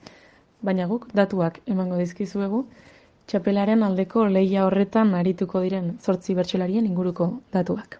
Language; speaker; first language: Basque; native; Basque